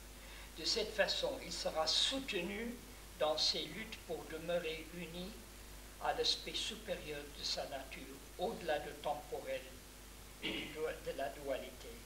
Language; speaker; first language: French; non-native, fluent; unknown